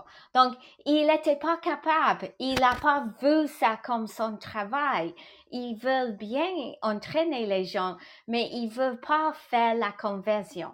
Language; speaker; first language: French; non-native, fluent; English